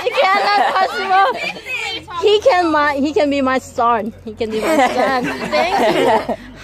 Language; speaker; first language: English; non-native, local second language; Thai